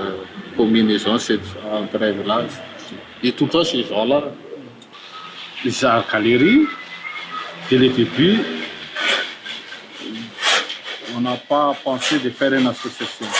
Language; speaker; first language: French; non-native, local second language; Malagasy